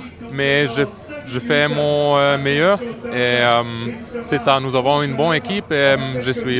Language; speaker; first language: French; non-native, learner; German